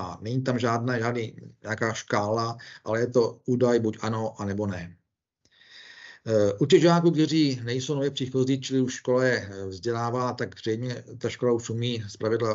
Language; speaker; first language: Czech; native; Czech